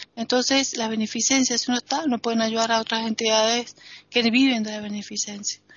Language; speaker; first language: Spanish; native; Spanish